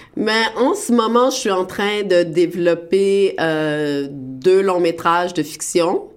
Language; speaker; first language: French; native; French